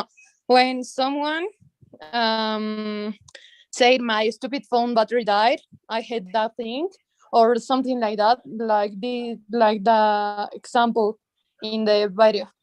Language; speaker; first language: English; non-native, learner; Spanish